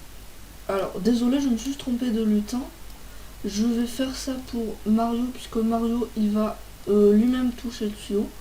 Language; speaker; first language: French; native; French